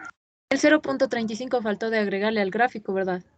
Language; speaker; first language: Spanish; native; Spanish